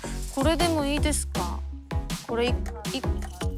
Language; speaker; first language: Japanese; non-native, learner; Korean